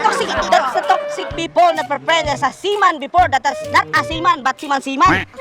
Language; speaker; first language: English; non-native, learner; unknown